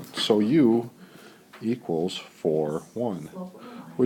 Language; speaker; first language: English; native; English